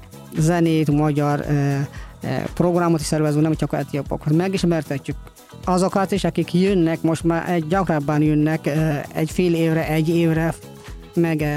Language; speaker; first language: Hungarian; non-native, fluent; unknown